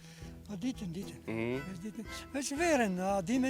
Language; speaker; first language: Albanian; non-native, local second language; Croatian